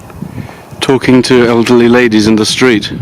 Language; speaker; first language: English; native; English